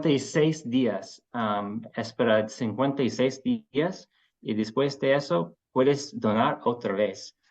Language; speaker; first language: Spanish; non-native, fluent; English